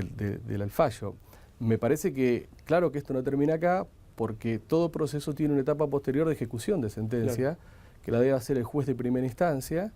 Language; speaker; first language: Spanish; native; Spanish